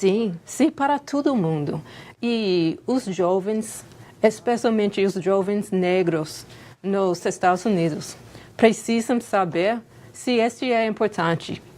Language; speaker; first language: Portuguese; non-native, fluent; English